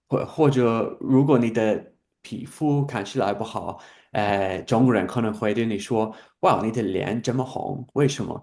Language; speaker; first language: Chinese; non-native, fluent; English